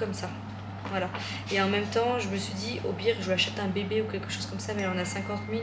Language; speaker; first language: French; native; French